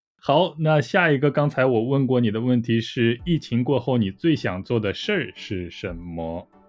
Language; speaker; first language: Chinese; native; Chinese